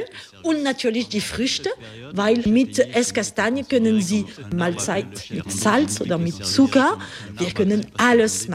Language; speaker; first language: German; non-native, learner; French